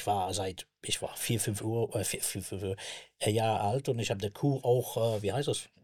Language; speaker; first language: German; non-native, learner; English